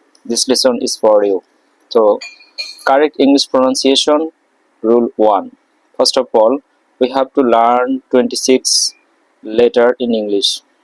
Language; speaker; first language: English; non-native, local second language; Bangla